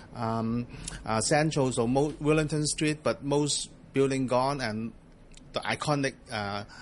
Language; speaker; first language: English; non-native, local second language; Cantonese